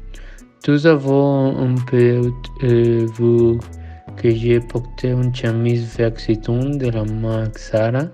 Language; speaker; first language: French; non-native, learner; Spanish